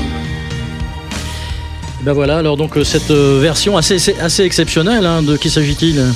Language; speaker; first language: French; native; French